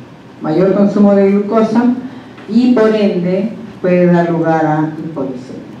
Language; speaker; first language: Spanish; native; Spanish